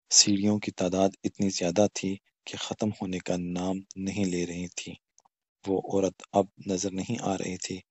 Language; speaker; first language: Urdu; non-native, local second language; Pashto